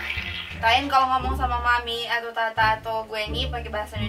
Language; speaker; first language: Indonesian; native; Indonesian